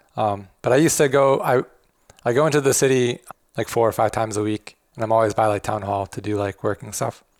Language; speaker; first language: English; native; English